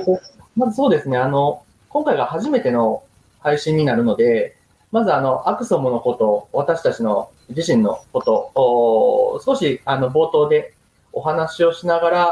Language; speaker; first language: Japanese; native; Japanese